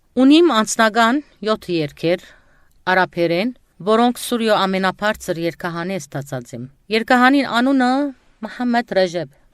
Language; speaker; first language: Armenian; early bilingual, heritage; Armenian